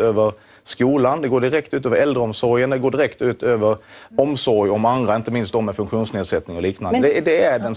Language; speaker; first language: Swedish; native; Swedish